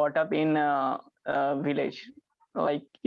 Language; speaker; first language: English; non-native, learner; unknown